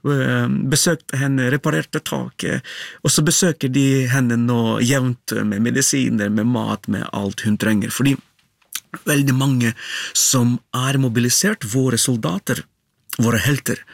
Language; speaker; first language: Norwegian; non-native, fluent; Ukrainian